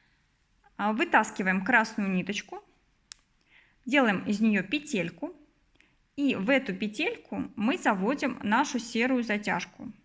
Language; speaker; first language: Russian; native; Russian